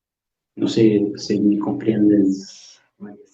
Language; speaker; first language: Spanish; non-native, learner; Portuguese